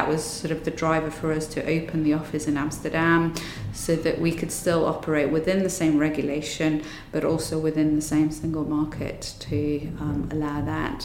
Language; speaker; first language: English; native; English